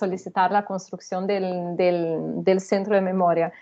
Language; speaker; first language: Spanish; non-native, fluent; Portuguese